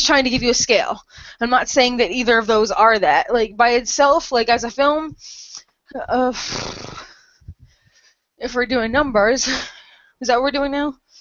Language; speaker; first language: English; native; English